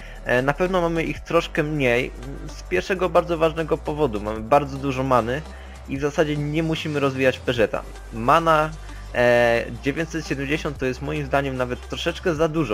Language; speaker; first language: Polish; native; Polish